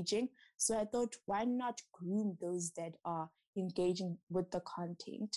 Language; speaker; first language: English; non-native, local second language; Southern Sotho